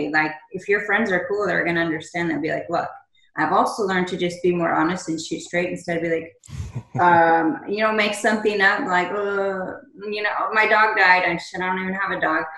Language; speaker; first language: English; native; English